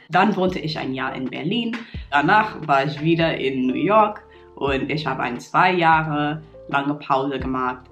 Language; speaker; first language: German; non-native, fluent; English